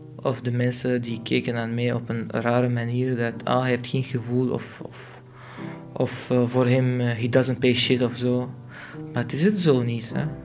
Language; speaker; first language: Dutch; non-native, learner; Arabic